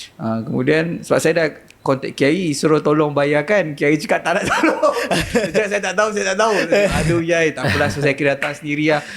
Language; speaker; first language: Malay; native; Malay